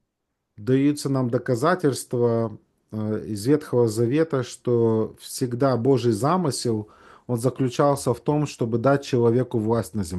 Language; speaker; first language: Russian; native; Russian